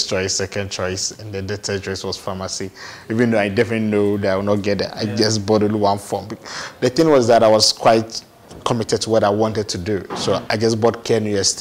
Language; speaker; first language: English; non-native, local second language; Akan